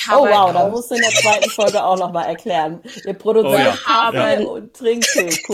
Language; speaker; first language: German; native; German